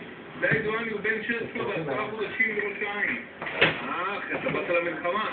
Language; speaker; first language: Hebrew; native; Hebrew